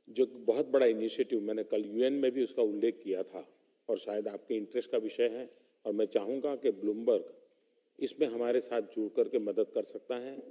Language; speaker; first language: Hindi; non-native, local second language; Gujarati